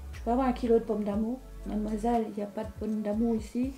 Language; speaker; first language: French; non-native, local second language; Morisyen